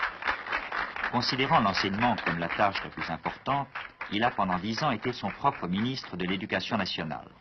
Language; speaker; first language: French; native; French